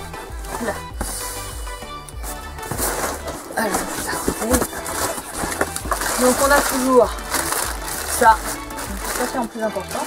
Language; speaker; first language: French; native; French